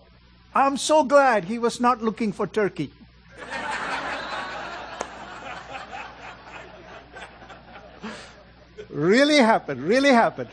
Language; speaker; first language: English; non-native, local second language; Malayalam